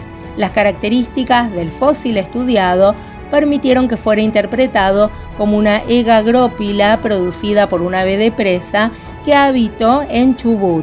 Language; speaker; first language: Spanish; native; Spanish